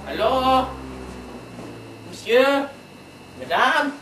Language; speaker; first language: French; non-native, learner; English